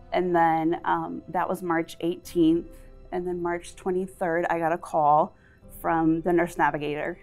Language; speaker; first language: English; native; English